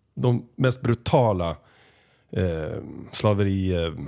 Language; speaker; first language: Swedish; native; Swedish